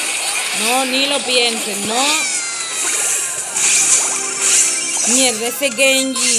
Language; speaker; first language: Spanish; native; Spanish